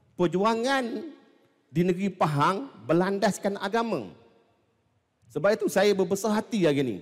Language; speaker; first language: Malay; native; Malay